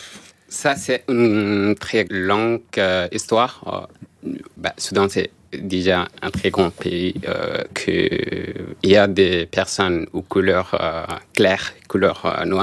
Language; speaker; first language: French; non-native, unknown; Arabic